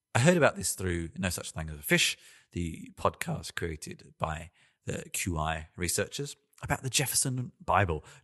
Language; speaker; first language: English; native; English